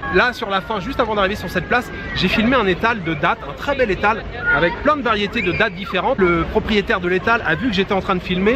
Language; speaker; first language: French; native; French